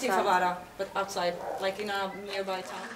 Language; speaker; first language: English; non-native, fluent; Italian